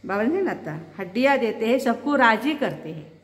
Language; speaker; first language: Hindi; non-native, local second language; Marathi